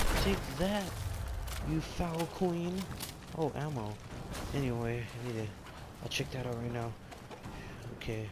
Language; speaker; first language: English; native; English